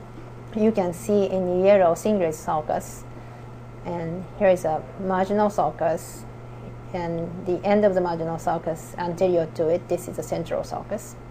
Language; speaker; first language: English; non-native, fluent; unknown